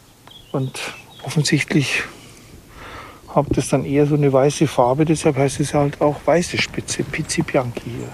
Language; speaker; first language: German; native; German